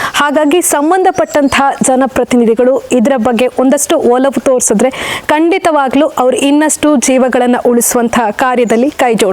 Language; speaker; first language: Kannada; native; Kannada